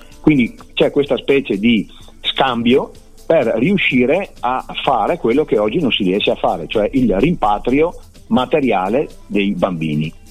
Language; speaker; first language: Italian; native; Italian